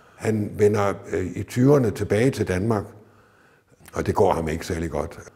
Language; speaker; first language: Danish; native; Danish